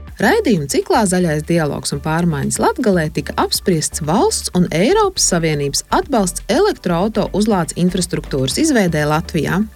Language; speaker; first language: Latvian; native; Latvian